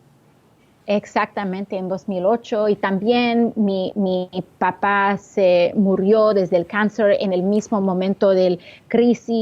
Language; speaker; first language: Spanish; early bilingual, heritage; English